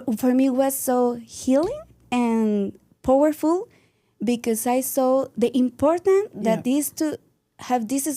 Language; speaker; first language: English; non-native, learner; Spanish